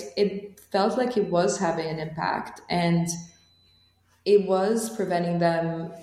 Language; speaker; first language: English; non-native, fluent; Albanian